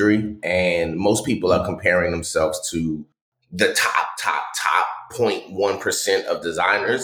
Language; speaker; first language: English; native; English